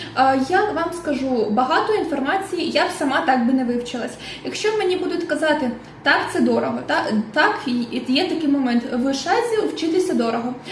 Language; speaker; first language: Ukrainian; non-native, local second language; Russian